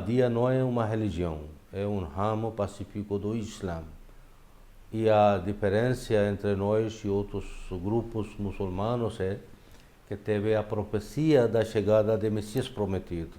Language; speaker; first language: Portuguese; non-native, fluent; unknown